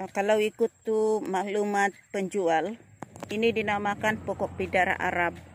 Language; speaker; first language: Malay; non-native, local second language; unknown